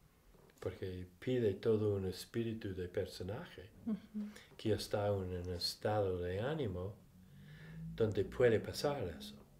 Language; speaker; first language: Spanish; non-native, fluent; English